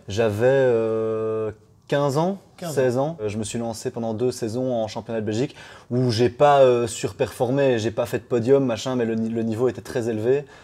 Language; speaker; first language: French; native; French